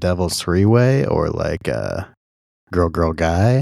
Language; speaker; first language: English; native; English